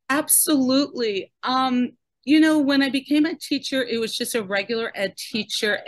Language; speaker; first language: English; native; English